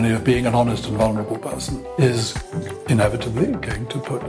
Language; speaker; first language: English; native; English